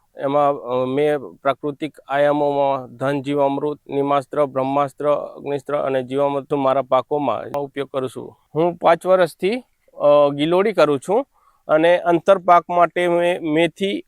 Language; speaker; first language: Gujarati; non-native, local second language; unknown